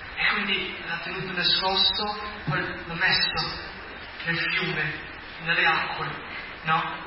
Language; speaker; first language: Italian; non-native, fluent; English